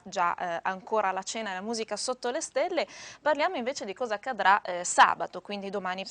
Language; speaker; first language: Italian; native; Italian